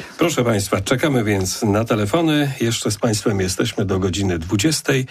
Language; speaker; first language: Polish; native; Polish